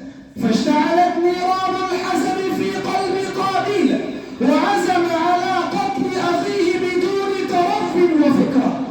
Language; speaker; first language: Arabic; non-native, learner; Urdu